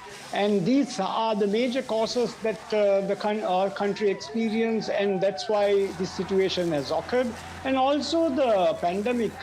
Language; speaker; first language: English; non-native, local second language; Sinhala